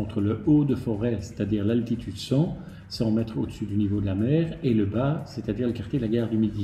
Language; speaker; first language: French; native; French